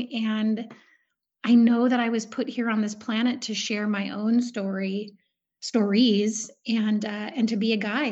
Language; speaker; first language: English; native; English